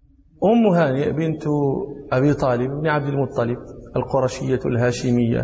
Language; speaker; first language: Arabic; native; Arabic